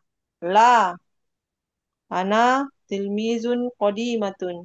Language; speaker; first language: Arabic; non-native, learner; Indonesian